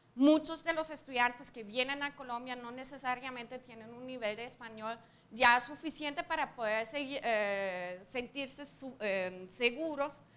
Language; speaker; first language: Spanish; non-native, fluent; German